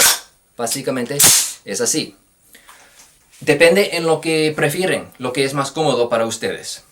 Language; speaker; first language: Spanish; non-native, fluent; English